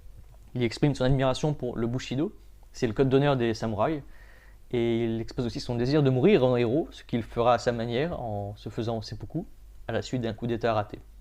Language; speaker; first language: French; native; French